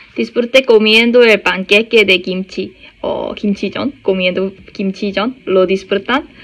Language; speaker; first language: Spanish; non-native, learner; Korean